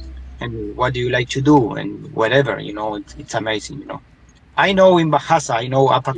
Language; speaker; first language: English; non-native, fluent; Spanish